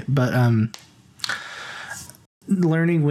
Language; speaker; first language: English; native; English